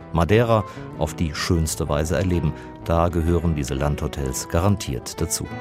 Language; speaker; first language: German; native; German